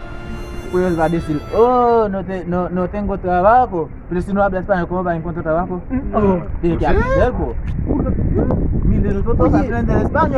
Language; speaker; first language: Spanish; non-native, learner; Haitian Creole